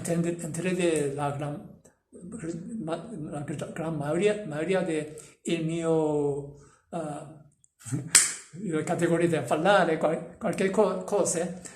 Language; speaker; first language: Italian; non-native, learner; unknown